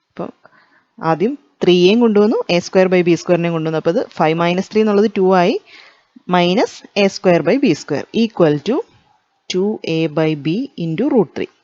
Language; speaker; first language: Malayalam; native; Malayalam